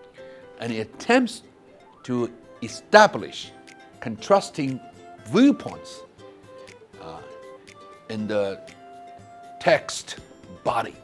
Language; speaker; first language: English; non-native, fluent; Chinese